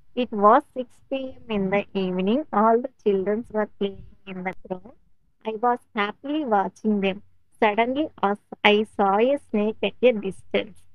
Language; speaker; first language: English; non-native, local second language; Telugu